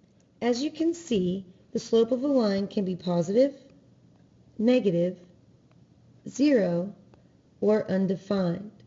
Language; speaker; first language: English; native; English